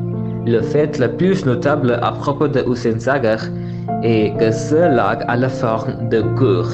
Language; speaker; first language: French; non-native, learner; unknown